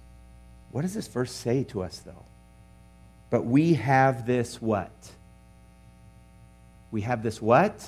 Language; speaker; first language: English; native; English